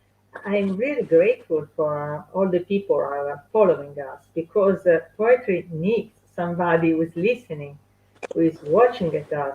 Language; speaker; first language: English; non-native, fluent; Italian